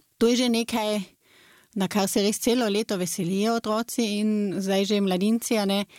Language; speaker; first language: Slovenian; native; Slovenian